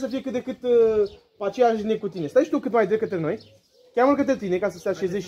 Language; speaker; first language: Romanian; native; Romanian